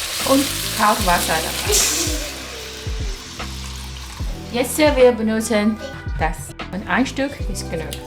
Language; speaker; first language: German; non-native, learner; Chinese